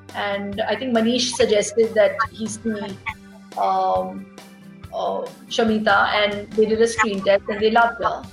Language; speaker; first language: English; non-native, local second language; Tulu